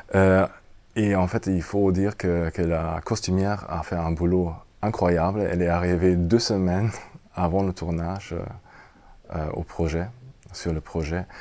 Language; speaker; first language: French; non-native, fluent; German